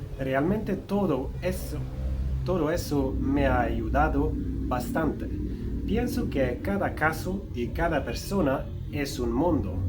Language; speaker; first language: Spanish; non-native, fluent; Swedish